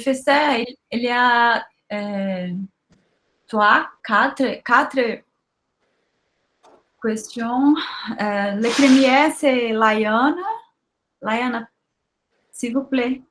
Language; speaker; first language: French; non-native, learner; Portuguese